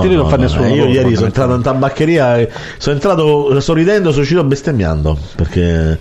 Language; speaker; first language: Italian; native; Italian